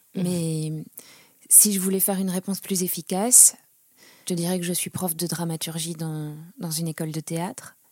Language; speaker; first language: French; native; French